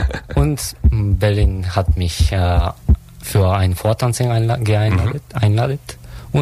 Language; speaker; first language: German; non-native, learner; Japanese